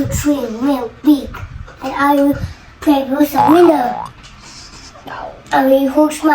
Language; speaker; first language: English; non-native, learner; Vietnamese